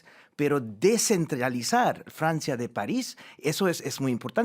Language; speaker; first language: Spanish; non-native, fluent; French